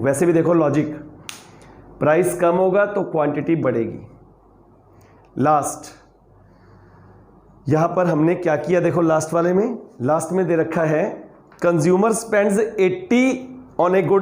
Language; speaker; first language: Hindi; native; Hindi